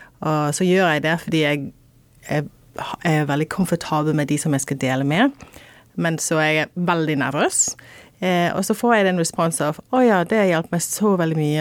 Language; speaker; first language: Norwegian; non-native, fluent; English